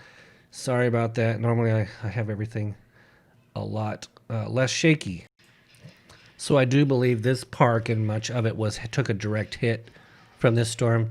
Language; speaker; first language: English; native; English